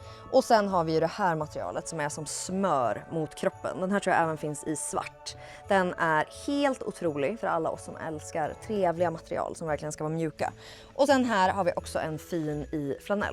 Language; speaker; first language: Swedish; native; Swedish